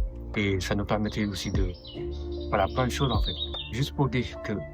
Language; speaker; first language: French; non-native, local second language; Wolof